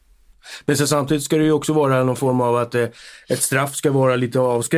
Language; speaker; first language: Swedish; native; Swedish